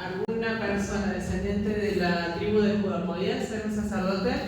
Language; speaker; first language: Spanish; native; Spanish